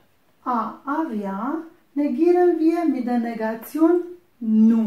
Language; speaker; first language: German; non-native, fluent; Romanian